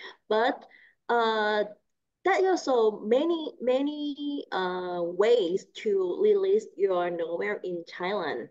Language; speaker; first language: English; non-native, learner; Thai